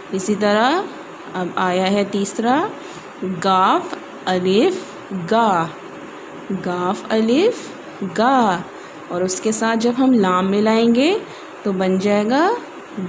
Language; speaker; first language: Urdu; non-native, local second language; Pashto